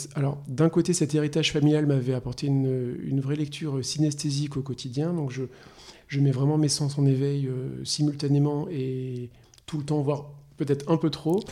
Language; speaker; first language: French; native; French